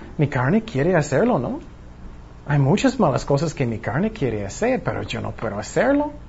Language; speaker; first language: Spanish; non-native, fluent; English